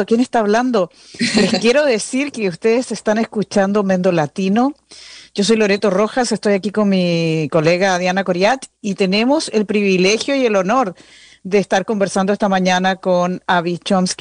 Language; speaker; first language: Spanish; native; Spanish